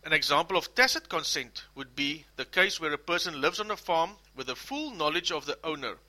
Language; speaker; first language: English; non-native, local second language; Afrikaans